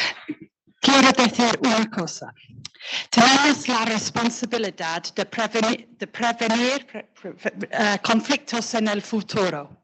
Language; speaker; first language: Spanish; non-native, learner; English